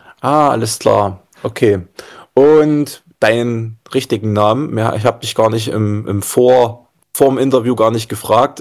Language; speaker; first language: German; native; German